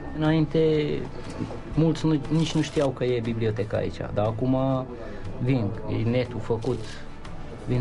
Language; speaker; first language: Romanian; non-native, local second language; Hungarian